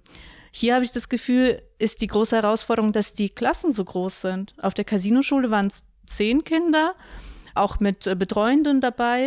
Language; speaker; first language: German; native; German